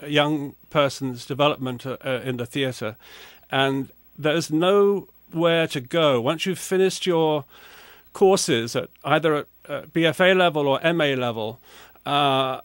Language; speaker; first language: English; native; English